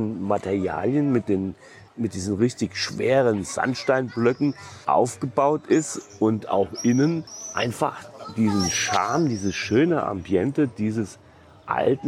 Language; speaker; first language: German; native; German